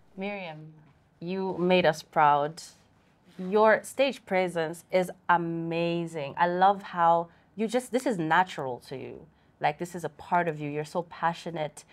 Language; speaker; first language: English; non-native, local second language; Bemba